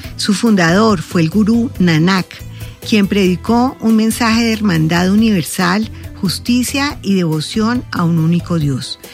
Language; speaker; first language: Spanish; native; Spanish